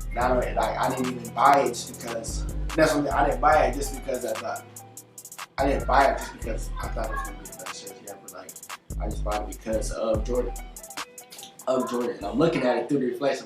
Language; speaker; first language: English; native; English